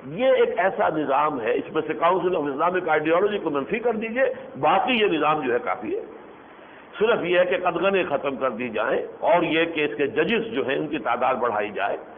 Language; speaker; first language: Urdu; native; Urdu